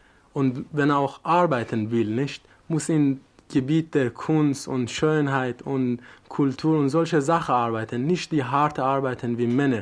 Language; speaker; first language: German; non-native, learner; Persian